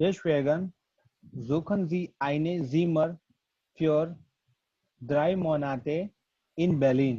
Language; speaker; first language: German; non-native, learner; Gujarati